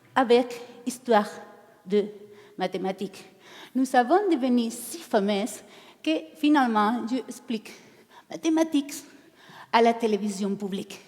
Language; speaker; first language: French; non-native, learner; Spanish